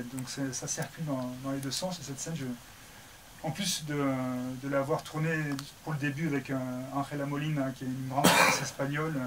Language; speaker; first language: French; native; French